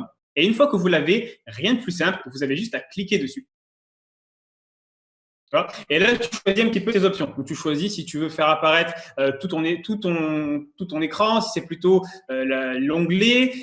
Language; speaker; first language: French; native; French